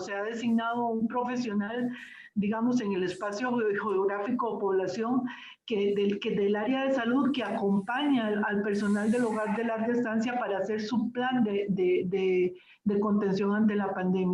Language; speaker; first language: Spanish; native; Spanish